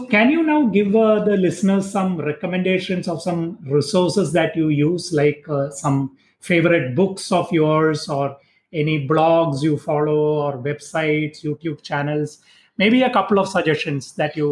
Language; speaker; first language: English; non-native, local second language; Malayalam